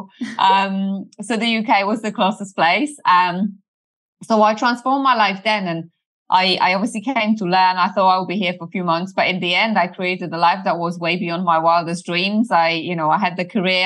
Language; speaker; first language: English; non-native, fluent; Polish